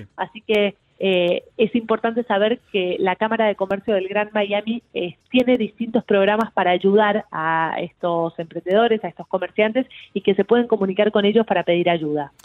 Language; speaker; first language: Spanish; native; Spanish